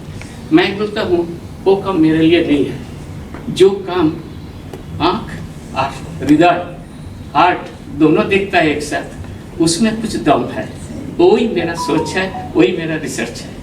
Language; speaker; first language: Hindi; non-native, local second language; Bangla